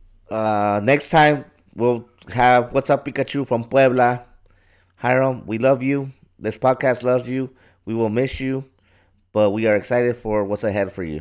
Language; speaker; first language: English; early bilingual, other home language; Spanish